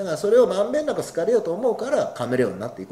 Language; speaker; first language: Japanese; native; Japanese